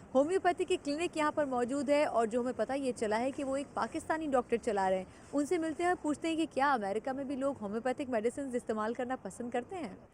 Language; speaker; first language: Urdu; native; Urdu